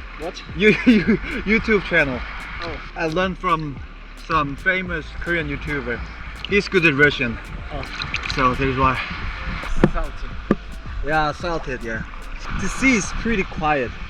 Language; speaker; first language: English; non-native, learner; Korean